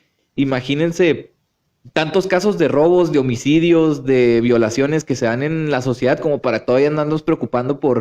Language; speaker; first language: Spanish; native; Spanish